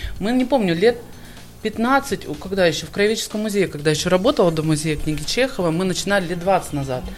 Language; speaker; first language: Russian; native; Russian